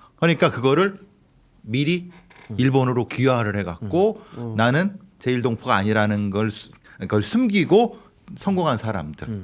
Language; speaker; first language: Korean; native; Korean